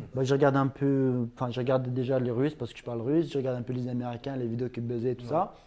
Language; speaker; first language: French; non-native, fluent; Ingush